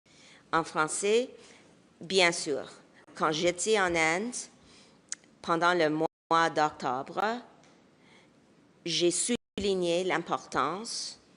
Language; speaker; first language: French; non-native, fluent; English